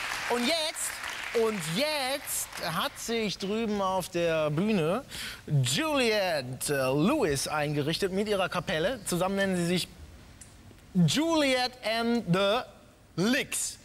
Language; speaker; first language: German; native; German